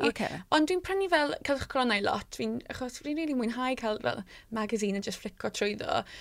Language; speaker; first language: Welsh; non-native, local second language; English